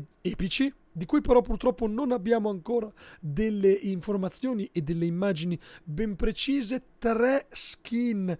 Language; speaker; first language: Italian; native; Italian